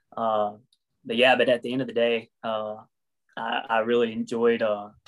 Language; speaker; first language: English; native; English